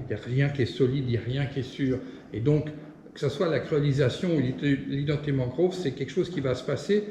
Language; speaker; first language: French; native; French